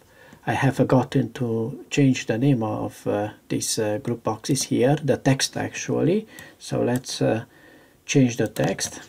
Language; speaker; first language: English; non-native, fluent; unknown